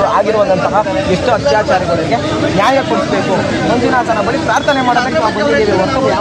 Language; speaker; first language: Kannada; non-native, local second language; Malayalam